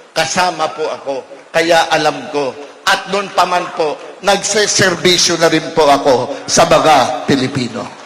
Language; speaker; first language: Filipino; native; Filipino